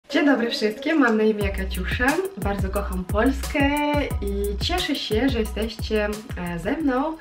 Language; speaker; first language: Polish; non-native, fluent; Russian